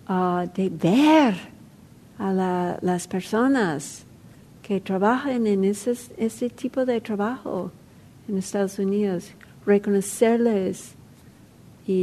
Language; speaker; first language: Spanish; non-native, fluent; English